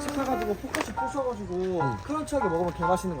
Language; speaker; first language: Korean; native; Korean